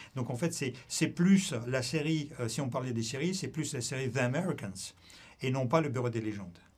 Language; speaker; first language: French; non-native, fluent; Russian